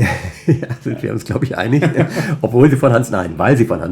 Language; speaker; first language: German; native; German